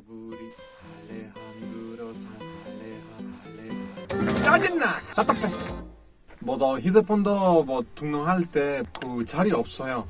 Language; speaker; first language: Korean; non-native, fluent; Spanish